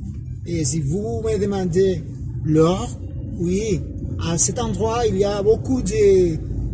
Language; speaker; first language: French; non-native, fluent; Spanish